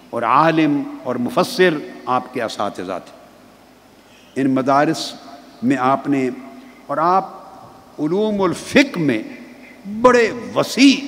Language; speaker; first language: Urdu; non-native, local second language; Punjabi